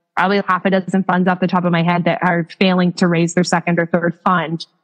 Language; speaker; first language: English; native; English